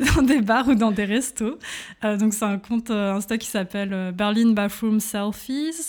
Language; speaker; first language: French; native; French